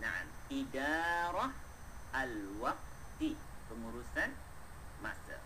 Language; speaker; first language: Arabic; non-native, fluent; Malay